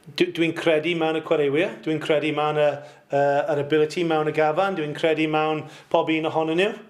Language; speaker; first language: Welsh; non-native, local second language; English